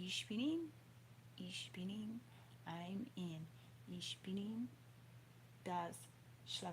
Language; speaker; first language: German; non-native, learner; English